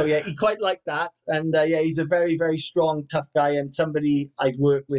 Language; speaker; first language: English; native; English